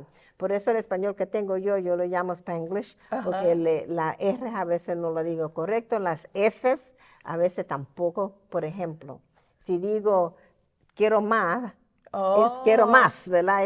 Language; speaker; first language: Spanish; early bilingual, heritage; Spanish